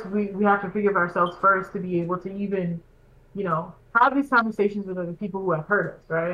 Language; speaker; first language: English; native; English